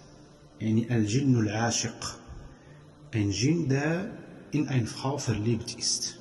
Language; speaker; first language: German; non-native, fluent; Arabic